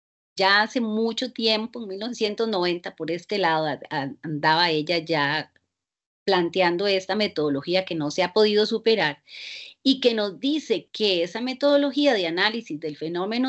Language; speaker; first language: Spanish; native; Spanish